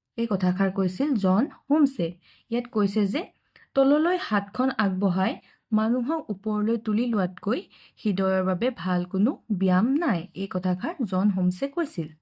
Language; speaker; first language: Assamese; native; Assamese